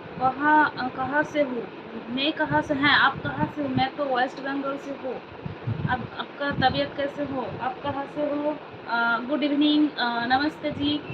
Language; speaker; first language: Hindi; non-native, local second language; Bangla